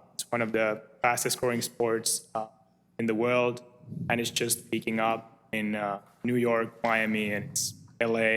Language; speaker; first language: English; non-native, fluent; Finnish